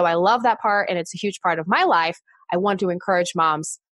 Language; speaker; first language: English; non-native, fluent; Portuguese